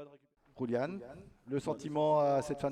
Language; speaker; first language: French; native; French